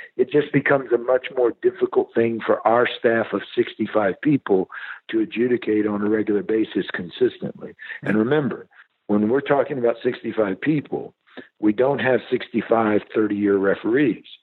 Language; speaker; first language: English; native; English